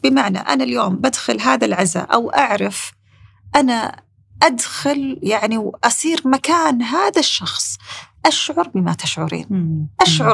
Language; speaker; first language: Arabic; native; Arabic